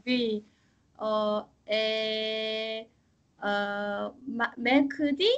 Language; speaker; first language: French; non-native, learner; Korean